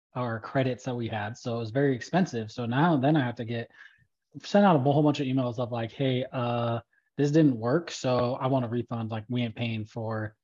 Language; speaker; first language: English; native; English